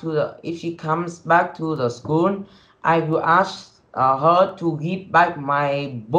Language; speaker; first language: English; non-native, learner; Vietnamese